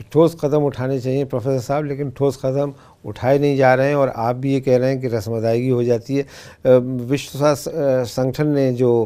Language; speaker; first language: Hindi; native; Hindi